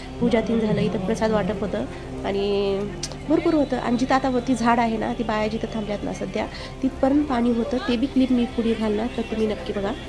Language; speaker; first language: Marathi; early bilingual, heritage; Marathi